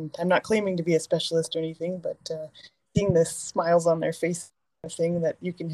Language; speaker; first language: English; native; English